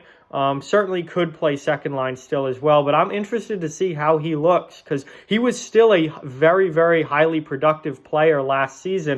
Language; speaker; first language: English; native; English